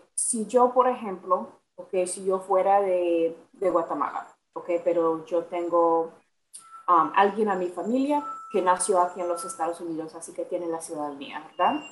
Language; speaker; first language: Spanish; non-native, fluent; English